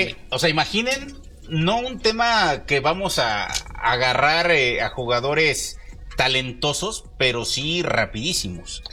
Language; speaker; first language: Spanish; native; Spanish